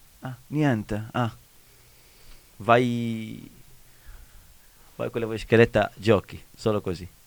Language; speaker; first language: Italian; non-native, learner; Arabic